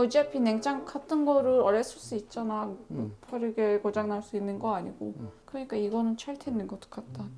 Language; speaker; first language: Korean; non-native, learner; Turkish